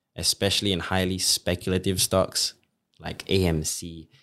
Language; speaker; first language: English; native; English